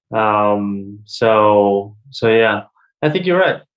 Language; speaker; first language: English; native; English